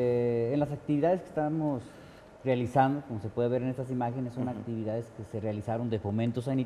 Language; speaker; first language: Spanish; native; Spanish